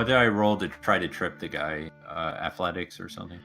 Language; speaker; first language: English; native; English